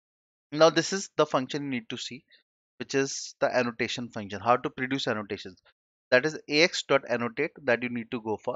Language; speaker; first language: English; non-native, local second language; Hindi